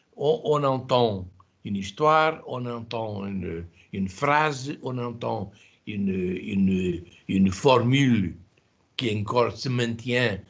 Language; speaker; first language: French; non-native, fluent; Portuguese